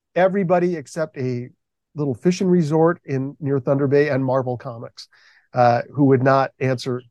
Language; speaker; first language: English; native; English